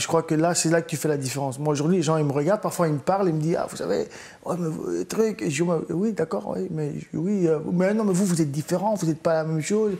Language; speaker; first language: French; early bilingual, other home language; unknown